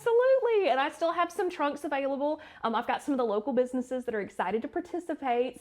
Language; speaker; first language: English; native; English